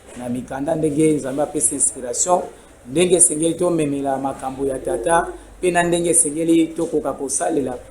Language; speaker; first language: Lingala; non-native, local second language; Kongo